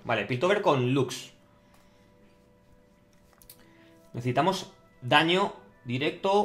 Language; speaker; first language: Spanish; native; Spanish